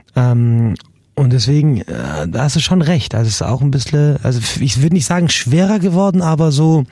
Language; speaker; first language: German; early bilingual, other home language; Arabic